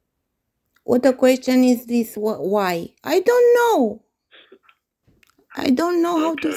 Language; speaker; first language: English; non-native, fluent; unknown